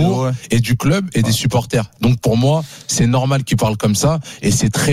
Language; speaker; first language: French; native; French